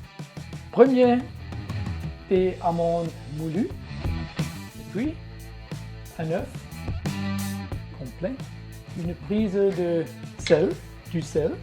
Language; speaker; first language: French; non-native, learner; German